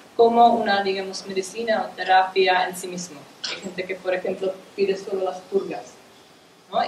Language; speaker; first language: Spanish; non-native, fluent; Czech